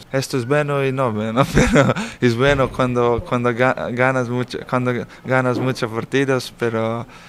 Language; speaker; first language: Spanish; non-native, fluent; Slovenian